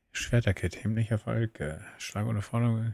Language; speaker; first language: German; native; German